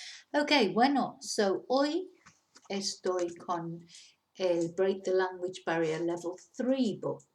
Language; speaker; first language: Spanish; non-native, fluent; English